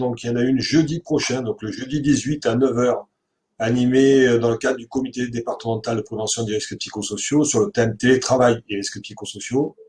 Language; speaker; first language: French; native; French